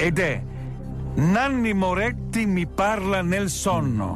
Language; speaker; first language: Italian; native; Italian